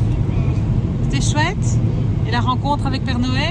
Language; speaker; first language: French; native; French